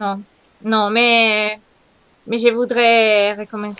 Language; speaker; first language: French; non-native, learner; Italian